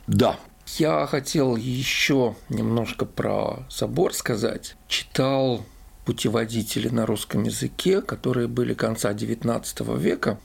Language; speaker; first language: Russian; native; Russian